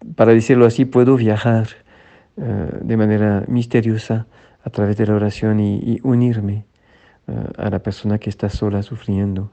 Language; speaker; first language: Spanish; non-native, fluent; French